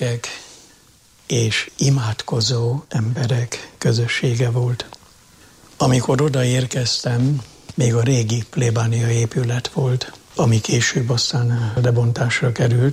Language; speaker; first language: Hungarian; native; Hungarian